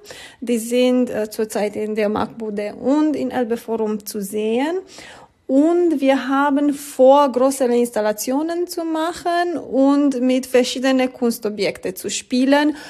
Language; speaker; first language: German; non-native, learner; Romanian